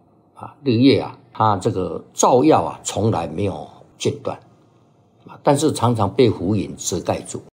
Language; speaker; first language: Chinese; native; Chinese